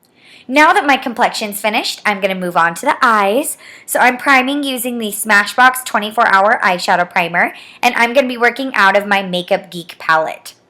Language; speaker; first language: English; native; English